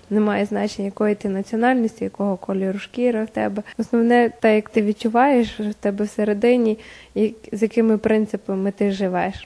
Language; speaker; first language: Ukrainian; native; Ukrainian